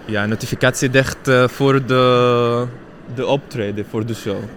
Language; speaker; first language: Dutch; non-native, learner; Arabic